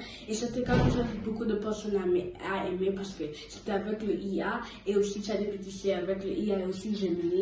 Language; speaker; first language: French; early bilingual, heritage; French